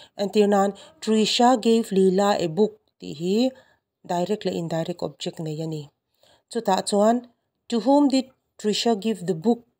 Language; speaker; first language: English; non-native, local second language; Mizo